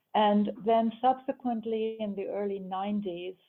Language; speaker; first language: English; early bilingual, other home language; German